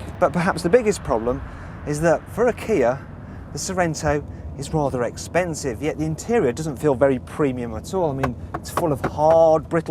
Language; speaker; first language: English; native; English